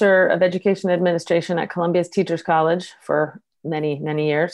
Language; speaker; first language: English; native; English